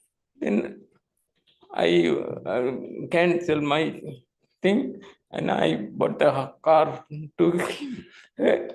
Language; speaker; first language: English; non-native, learner; Tamil